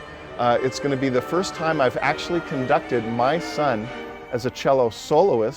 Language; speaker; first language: English; native; English